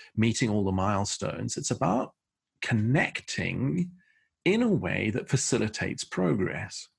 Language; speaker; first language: English; native; English